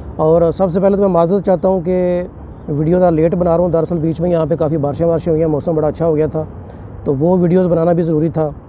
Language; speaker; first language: Urdu; non-native, local second language; Punjabi